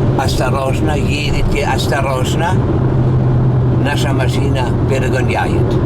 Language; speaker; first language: Russian; non-native, learner; German